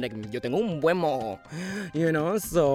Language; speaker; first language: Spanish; early bilingual, heritage; Spanish